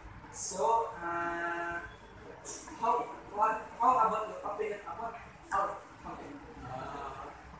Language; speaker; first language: English; non-native, learner; Indonesian